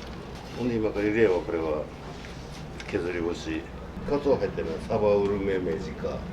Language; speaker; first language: Japanese; native; Japanese